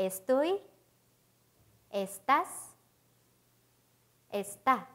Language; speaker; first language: Spanish; non-native, fluent; Korean